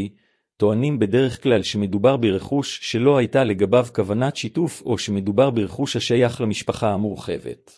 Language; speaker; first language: Hebrew; native; Hebrew